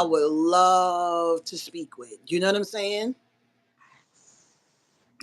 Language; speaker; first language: English; native; English